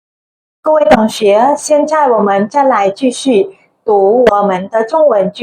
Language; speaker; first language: Chinese; non-native, fluent; Khmer